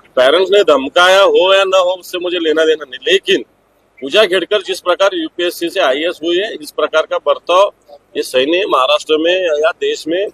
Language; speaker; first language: Hindi; non-native, local second language; Marathi